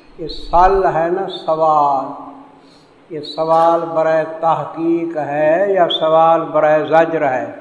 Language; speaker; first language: Urdu; non-native, local second language; Saraiki